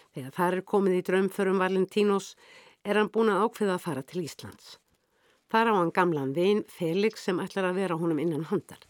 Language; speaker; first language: Icelandic; native; Icelandic